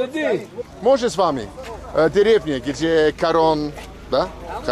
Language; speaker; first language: Russian; non-native, learner; English